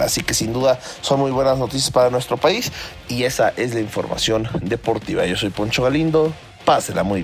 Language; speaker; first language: Spanish; native; Spanish